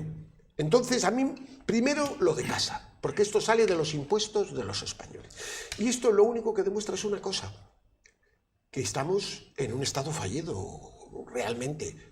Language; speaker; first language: Spanish; native; Spanish